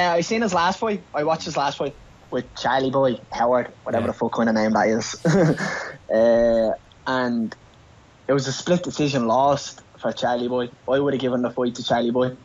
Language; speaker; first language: English; native; English